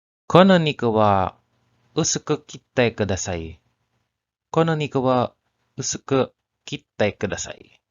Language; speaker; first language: Japanese; non-native, learner; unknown